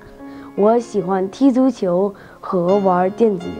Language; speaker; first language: Chinese; early bilingual, heritage; Chinese